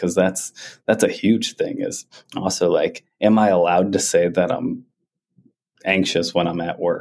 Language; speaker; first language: English; native; English